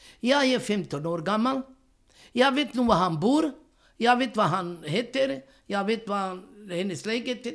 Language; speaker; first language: Swedish; non-native, learner; Romany